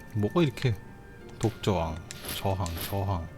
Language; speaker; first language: Korean; native; Korean